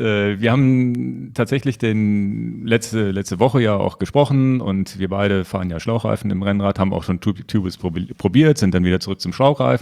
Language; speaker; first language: German; native; German